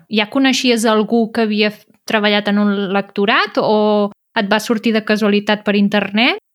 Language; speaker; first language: Catalan; native; Catalan